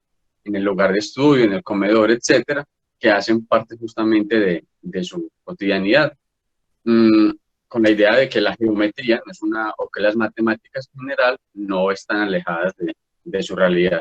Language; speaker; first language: Spanish; native; Spanish